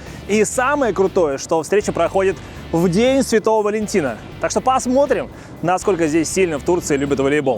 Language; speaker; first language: Russian; native; Russian